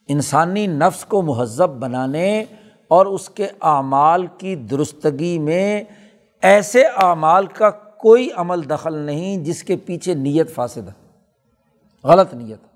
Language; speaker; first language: Urdu; non-native, local second language; Punjabi